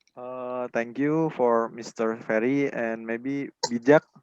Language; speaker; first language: English; non-native, learner; Indonesian